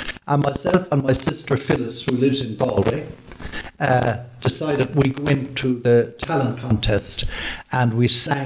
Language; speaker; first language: English; native; English